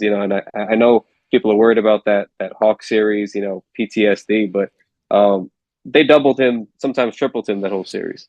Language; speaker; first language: English; native; English